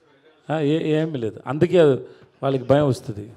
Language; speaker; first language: Telugu; non-native, learner; Tamil